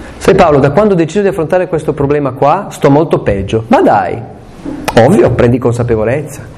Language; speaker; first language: Italian; non-native, local second language; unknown